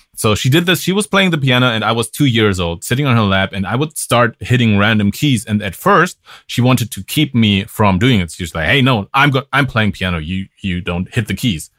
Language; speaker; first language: English; non-native, fluent; German